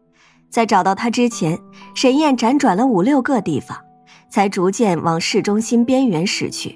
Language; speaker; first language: Chinese; native; Chinese